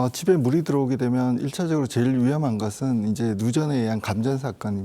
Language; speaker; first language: Korean; native; Korean